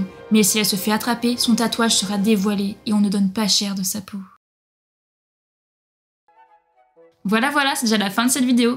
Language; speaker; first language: French; native; French